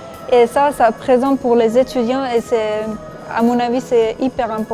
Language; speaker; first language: French; non-native, learner; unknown